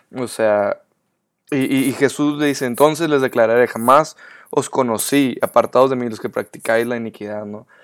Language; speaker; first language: Spanish; native; Spanish